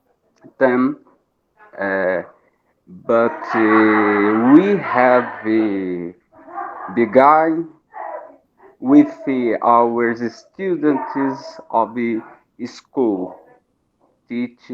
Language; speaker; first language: English; non-native, learner; Portuguese